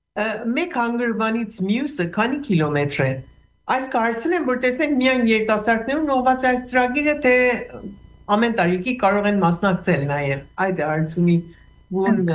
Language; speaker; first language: Armenian; early bilingual, heritage; Armenian